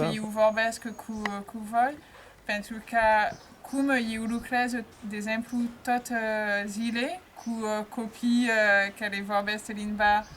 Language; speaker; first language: Romanian; non-native, learner; French